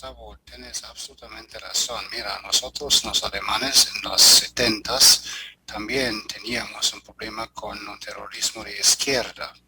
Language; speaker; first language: Spanish; non-native, fluent; German